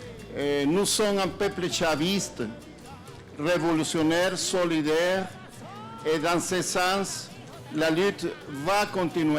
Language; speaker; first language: French; non-native, fluent; Spanish